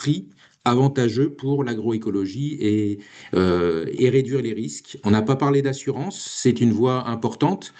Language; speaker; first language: French; native; French